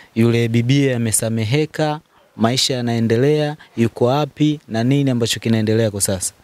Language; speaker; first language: Swahili; native; Swahili